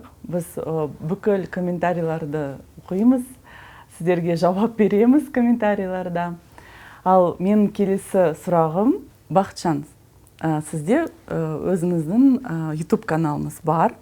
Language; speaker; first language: Kazakh; non-native, learner; Russian